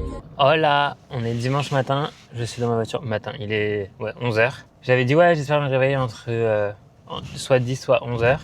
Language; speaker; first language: French; native; French